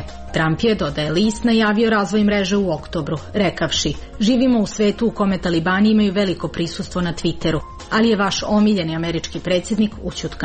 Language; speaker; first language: Serbian; native; Serbian